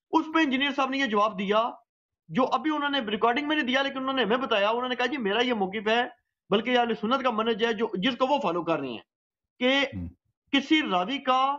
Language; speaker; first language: Urdu; native; Urdu